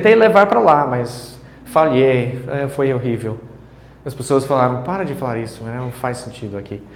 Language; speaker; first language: Portuguese; non-native, fluent; English